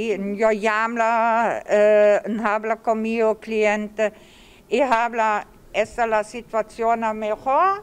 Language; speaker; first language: Spanish; non-native, learner; German